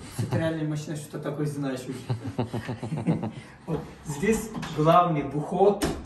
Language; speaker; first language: Russian; non-native, learner; Turkish